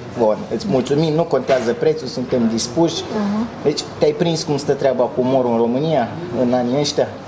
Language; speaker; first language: Romanian; native; Romanian